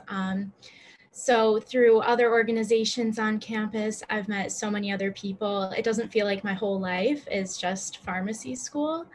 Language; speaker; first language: English; native; English